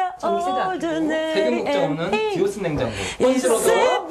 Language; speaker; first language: Korean; native; Korean